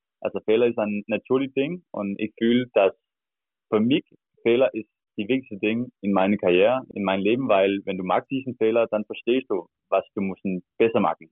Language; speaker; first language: German; non-native, learner; Danish